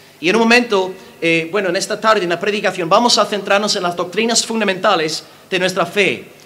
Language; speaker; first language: Spanish; non-native, fluent; English